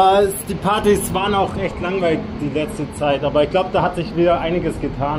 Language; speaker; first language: German; native; German